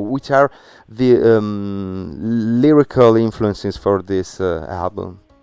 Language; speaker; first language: English; non-native, fluent; Italian